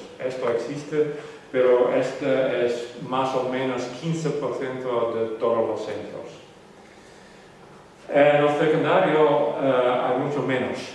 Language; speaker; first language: Spanish; non-native, fluent; Western Frisian